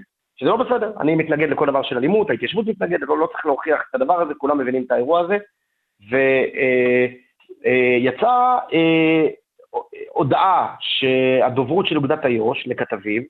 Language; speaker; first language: Hebrew; native; Hebrew